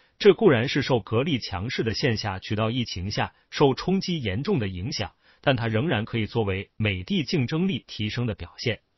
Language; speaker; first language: Chinese; native; Chinese